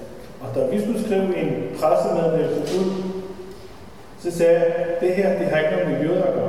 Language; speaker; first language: Danish; non-native, fluent; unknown